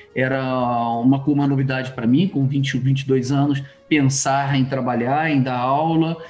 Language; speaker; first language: Portuguese; native; Portuguese